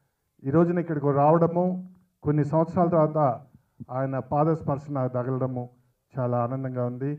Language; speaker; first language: Telugu; native; Telugu